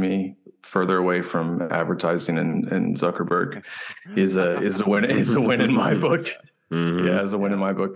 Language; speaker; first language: English; native; English